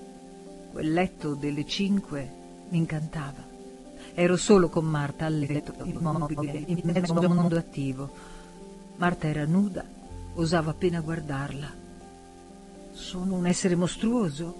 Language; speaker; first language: Italian; native; Italian